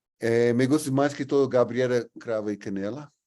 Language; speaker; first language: Portuguese; non-native, fluent; English